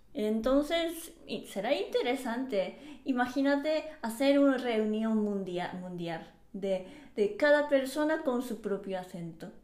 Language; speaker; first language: Spanish; non-native, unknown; Japanese